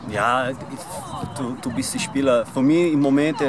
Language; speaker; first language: German; non-native, learner; Portuguese